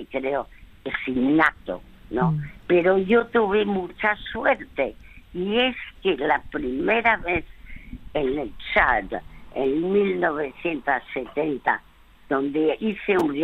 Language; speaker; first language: Spanish; early bilingual, other home language; French